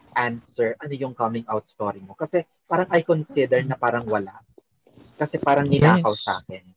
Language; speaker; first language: Filipino; non-native, local second language; Bikol